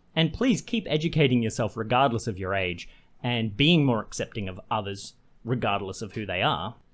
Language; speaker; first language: English; native; English